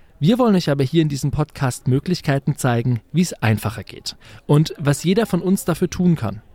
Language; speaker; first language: German; native; German